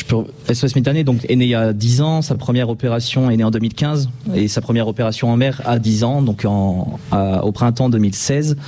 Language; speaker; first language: French; native; French